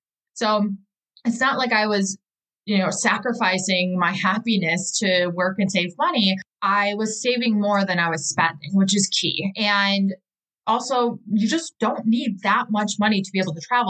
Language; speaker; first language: English; native; English